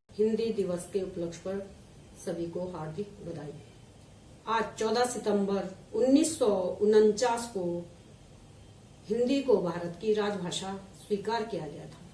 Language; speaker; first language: Hindi; native; Hindi